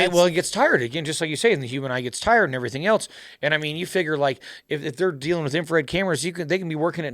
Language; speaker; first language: English; native; English